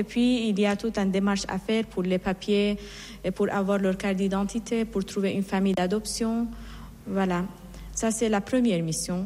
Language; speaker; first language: French; non-native, fluent; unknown